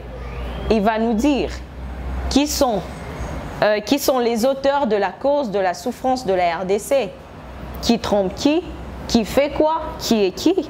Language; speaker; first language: French; non-native, local second language; Lingala